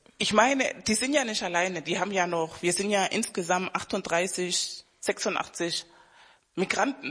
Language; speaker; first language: German; non-native, fluent; Spanish